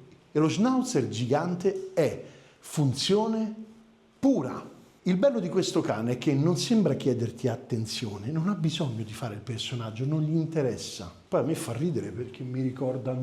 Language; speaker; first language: Italian; native; Italian